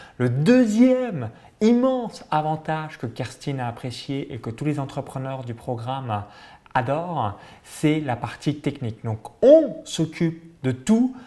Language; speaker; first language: French; native; French